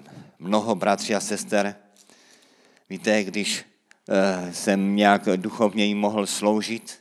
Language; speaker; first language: Czech; native; Czech